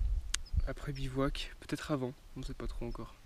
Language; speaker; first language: French; native; French